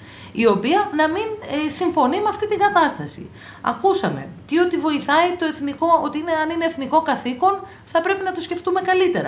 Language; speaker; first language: Greek; native; Greek